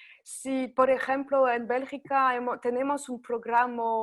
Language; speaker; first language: Spanish; non-native, fluent; French